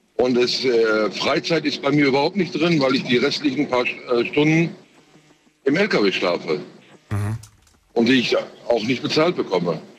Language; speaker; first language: German; early bilingual, other home language; Turkish